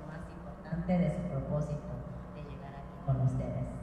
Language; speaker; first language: Spanish; non-native, fluent; Japanese